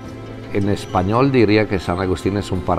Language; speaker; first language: Spanish; non-native, fluent; Italian